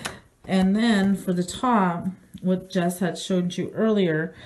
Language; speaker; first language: English; native; English